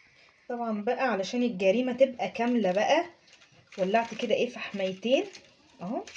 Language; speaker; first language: Arabic; native; Arabic